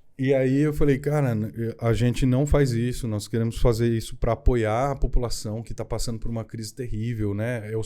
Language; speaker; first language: Portuguese; native; Portuguese